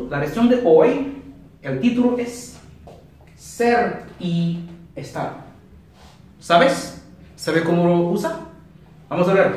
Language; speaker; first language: Spanish; non-native, learner; Haitian Creole